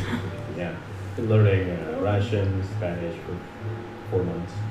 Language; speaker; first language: English; non-native, fluent; Indonesian